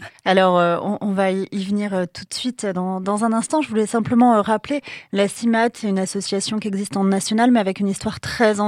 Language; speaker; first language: French; native; French